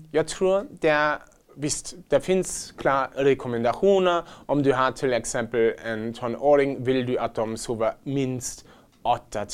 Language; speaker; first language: Swedish; non-native, fluent; German